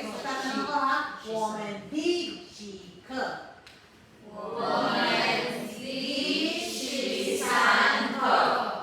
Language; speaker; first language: Chinese; non-native, fluent; Filipino